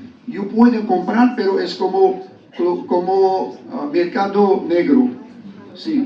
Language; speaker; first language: Spanish; non-native, learner; Georgian